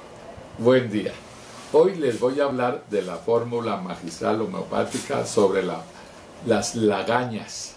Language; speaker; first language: Spanish; native; Spanish